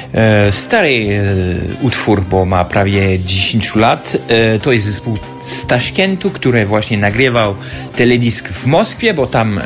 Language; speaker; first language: Polish; non-native, learner; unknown